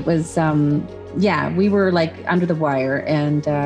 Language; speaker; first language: English; native; English